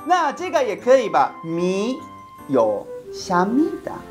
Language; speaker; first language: Chinese; non-native, fluent; Japanese